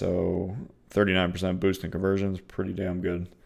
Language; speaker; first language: English; native; English